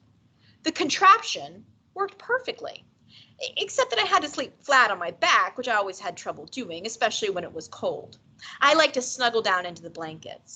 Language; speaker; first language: English; native; English